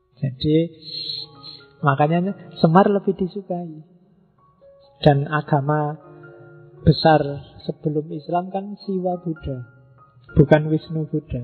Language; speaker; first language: Indonesian; non-native, local second language; Javanese